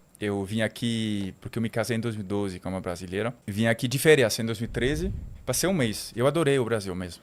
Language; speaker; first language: Portuguese; non-native, fluent; French